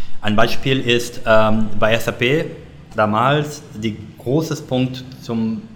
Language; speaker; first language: German; non-native, learner; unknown